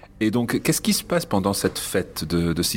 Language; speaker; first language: French; non-native, fluent; English